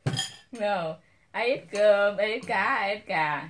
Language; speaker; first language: English; non-native, learner; Vietnamese